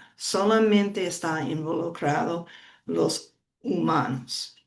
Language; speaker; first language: Spanish; non-native, fluent; English